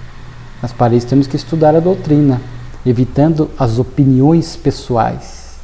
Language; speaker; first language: Portuguese; native; Portuguese